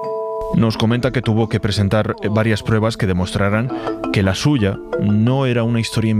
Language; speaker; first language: Spanish; native; Spanish